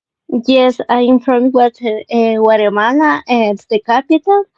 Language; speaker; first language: English; non-native, learner; Spanish